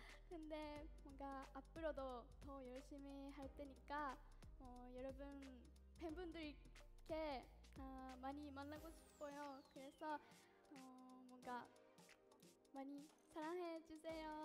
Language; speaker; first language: Korean; non-native, learner; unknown